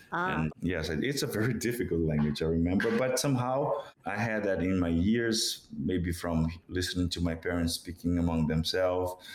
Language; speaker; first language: English; non-native, fluent; Portuguese